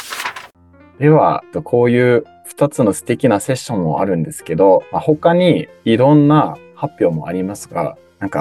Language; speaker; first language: Japanese; native; Japanese